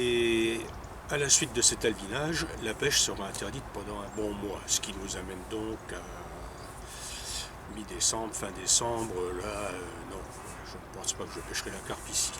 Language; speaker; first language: French; native; French